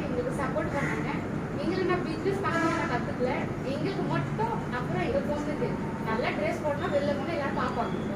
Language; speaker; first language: Tamil; non-native, learner; Bangla